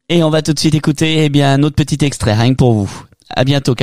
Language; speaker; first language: French; native; French